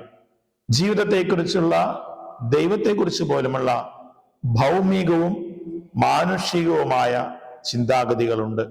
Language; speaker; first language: Malayalam; native; Malayalam